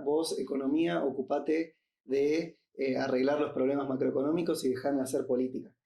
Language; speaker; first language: Spanish; native; Spanish